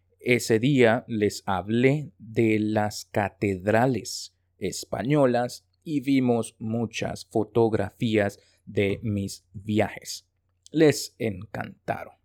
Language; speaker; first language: Spanish; non-native, fluent; Chinese